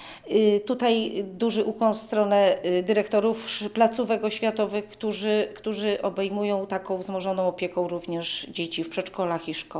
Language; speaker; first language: Polish; native; Polish